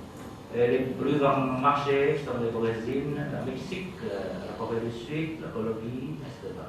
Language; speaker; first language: French; non-native, fluent; Vietnamese